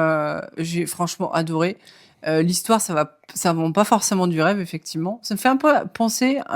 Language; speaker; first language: French; native; French